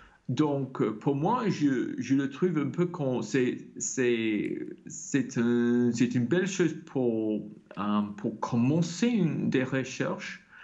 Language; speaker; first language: French; non-native, fluent; English